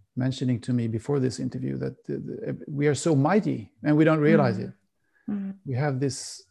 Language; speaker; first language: English; non-native, fluent; Swedish